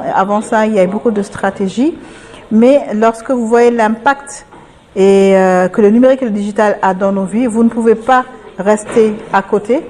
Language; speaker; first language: French; non-native, local second language; Wolof